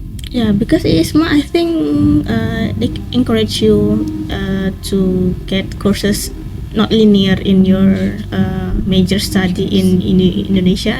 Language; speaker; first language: English; non-native, learner; Indonesian